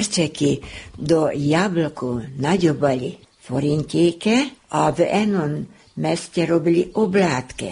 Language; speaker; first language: Slovak; native; Slovak